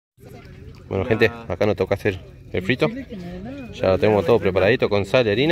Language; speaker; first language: Spanish; native; Spanish